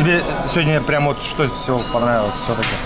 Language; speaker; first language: Russian; native; Russian